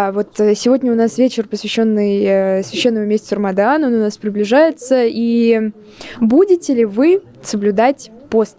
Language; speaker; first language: Russian; native; Russian